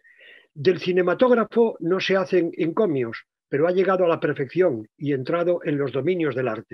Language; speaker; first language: Spanish; native; Spanish